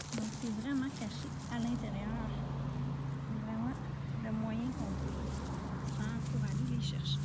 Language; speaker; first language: French; native; French